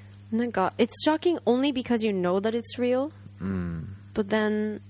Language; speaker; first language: English; non-native, fluent; Japanese